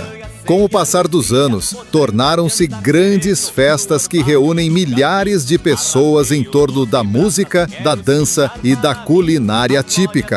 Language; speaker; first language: Portuguese; native; Portuguese